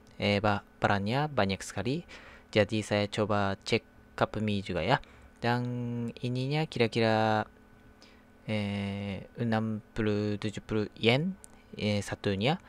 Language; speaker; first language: Indonesian; non-native, learner; Japanese